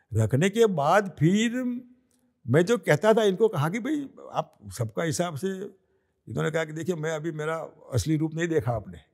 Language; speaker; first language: Hindi; non-native, local second language; Gujarati